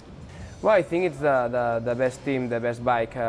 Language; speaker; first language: English; non-native, learner; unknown